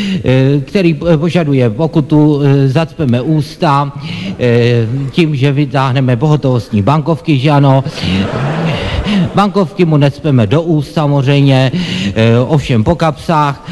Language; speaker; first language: Czech; native; Czech